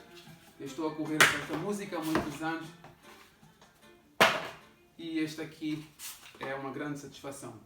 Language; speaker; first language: Portuguese; non-native, local second language; Kabuverdianu